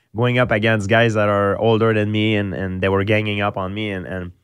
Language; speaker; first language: English; non-native, fluent; French